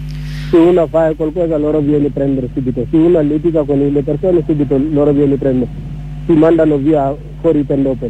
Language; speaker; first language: Italian; non-native, learner; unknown